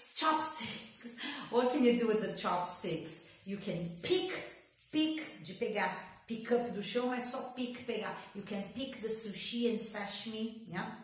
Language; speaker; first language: English; non-native, fluent; Portuguese